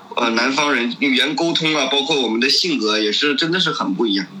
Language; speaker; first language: Chinese; native; Chinese